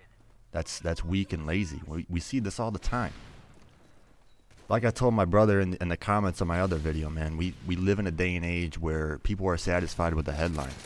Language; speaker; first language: English; native; English